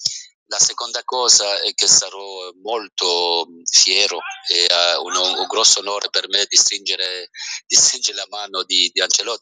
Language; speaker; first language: Italian; early bilingual, heritage; French